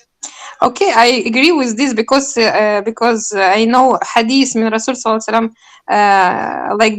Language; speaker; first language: English; non-native, learner; Russian